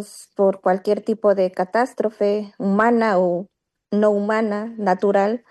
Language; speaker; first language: Spanish; native; Spanish